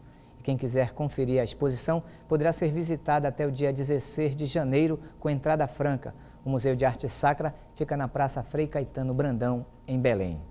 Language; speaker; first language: Portuguese; native; Portuguese